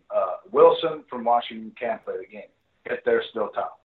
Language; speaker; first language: English; non-native, fluent; Czech